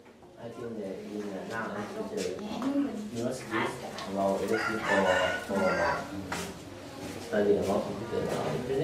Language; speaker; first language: English; non-native, learner; Lao